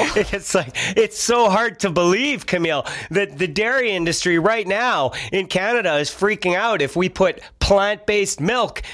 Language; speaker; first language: English; native; English